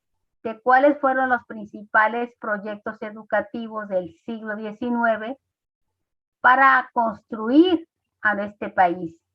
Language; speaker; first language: Spanish; native; Spanish